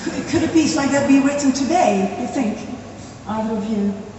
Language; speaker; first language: English; non-native, fluent; Dutch